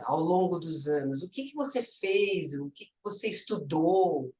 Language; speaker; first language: Portuguese; native; Portuguese